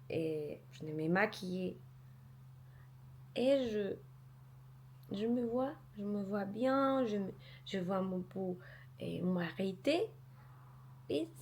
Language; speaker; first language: French; non-native, learner; Polish